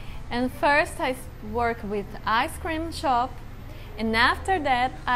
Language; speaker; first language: English; non-native, learner; Portuguese